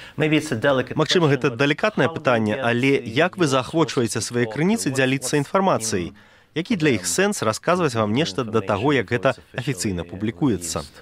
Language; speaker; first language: Belarusian; native; Belarusian